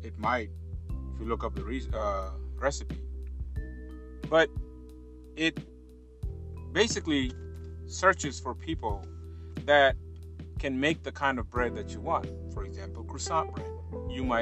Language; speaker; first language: English; non-native, local second language; Urdu